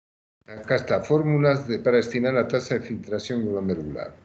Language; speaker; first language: Spanish; native; Spanish